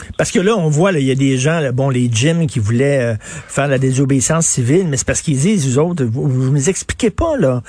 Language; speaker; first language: French; native; French